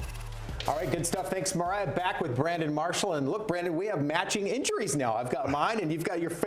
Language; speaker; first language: English; native; English